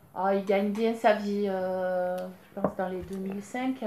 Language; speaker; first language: French; native; French